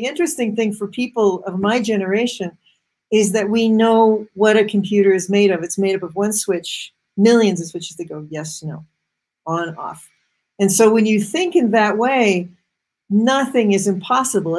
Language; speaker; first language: English; native; English